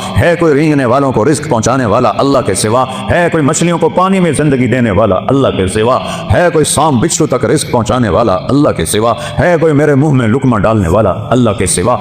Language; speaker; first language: Urdu; non-native, local second language; Punjabi